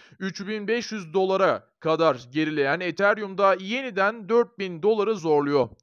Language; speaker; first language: Turkish; native; Turkish